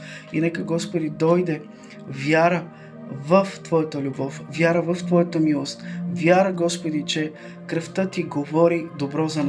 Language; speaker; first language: Bulgarian; native; Bulgarian